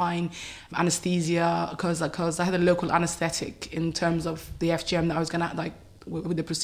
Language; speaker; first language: English; native; English